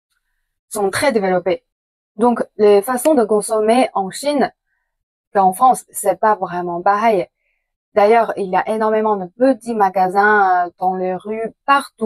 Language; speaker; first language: French; non-native, fluent; Chinese